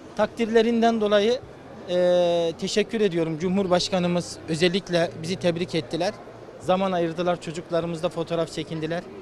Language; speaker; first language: Turkish; native; Turkish